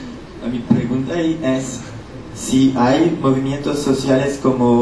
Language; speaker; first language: Spanish; non-native, learner; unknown